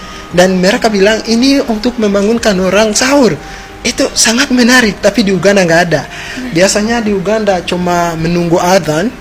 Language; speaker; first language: Indonesian; non-native, fluent; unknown